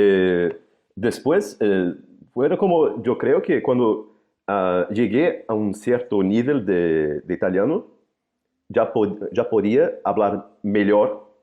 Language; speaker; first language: Spanish; non-native, fluent; Portuguese